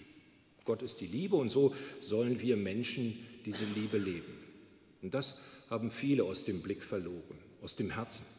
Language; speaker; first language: German; native; German